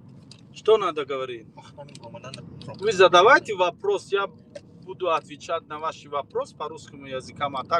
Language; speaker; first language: Russian; non-native, learner; Tajik